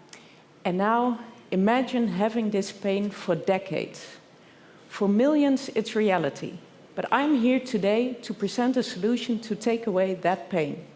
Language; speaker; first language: English; non-native, fluent; Dutch